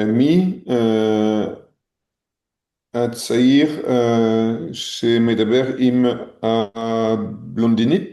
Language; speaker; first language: Hebrew; non-native, learner; French